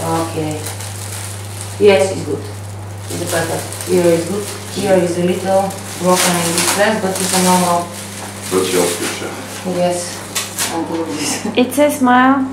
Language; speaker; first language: English; non-native, learner; Bulgarian